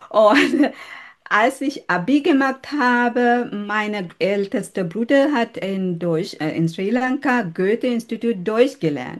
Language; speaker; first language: German; non-native, learner; Sinhala